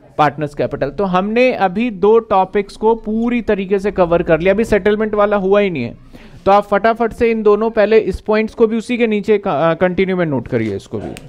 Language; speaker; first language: Hindi; native; Hindi